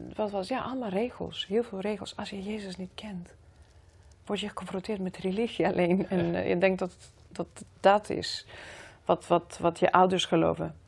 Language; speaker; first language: Dutch; non-native, fluent; Greek